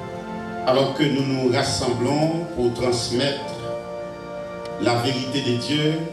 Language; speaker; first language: French; non-native, local second language; Haitian Creole